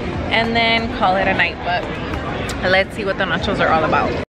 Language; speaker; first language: English; early bilingual, other home language; Spanish